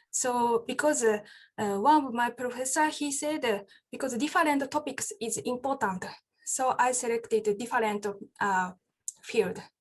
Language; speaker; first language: English; non-native, learner; Japanese